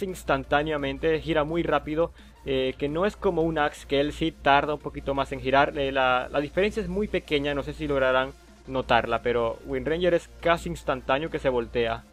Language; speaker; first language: Spanish; native; Spanish